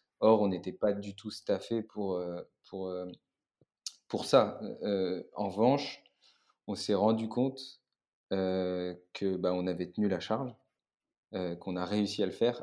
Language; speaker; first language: French; native; French